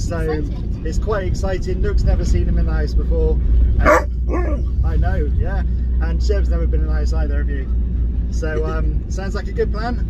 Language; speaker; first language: English; native; English